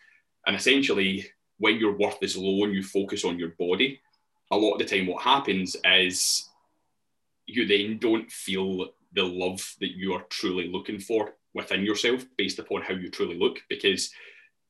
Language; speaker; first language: English; native; English